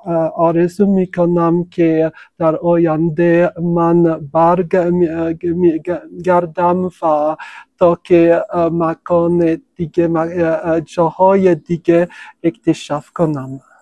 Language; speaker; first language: Persian; non-native, fluent; French